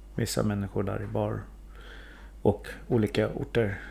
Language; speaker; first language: Swedish; early bilingual, other home language; Thai